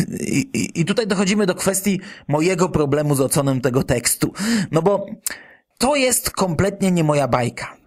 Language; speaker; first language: Polish; native; Polish